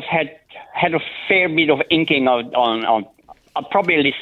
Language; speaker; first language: English; non-native, fluent; German